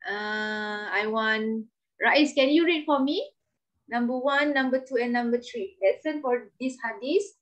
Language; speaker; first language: English; non-native, local second language; Malay